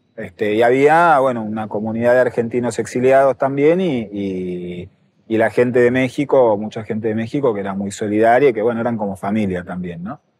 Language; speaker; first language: Spanish; native; Spanish